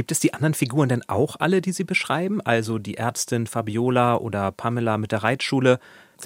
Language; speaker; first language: German; native; German